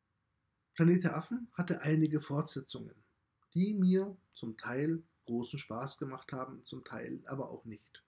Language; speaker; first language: German; native; German